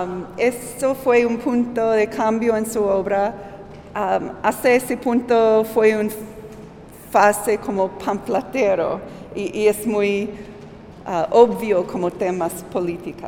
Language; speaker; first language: Spanish; non-native, fluent; English